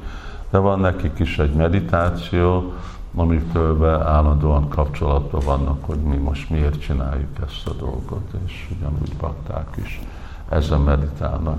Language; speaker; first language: Hungarian; early bilingual, heritage; English